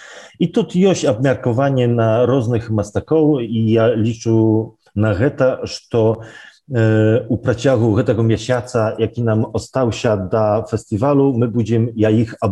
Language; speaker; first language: Belarusian; non-native, local second language; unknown